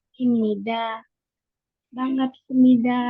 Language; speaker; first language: Korean; non-native, learner; Indonesian